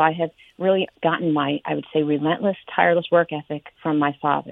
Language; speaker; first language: English; native; English